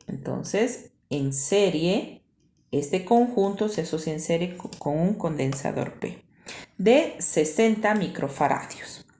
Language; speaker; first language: Spanish; native; Spanish